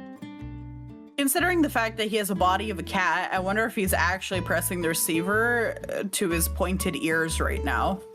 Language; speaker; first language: English; native; English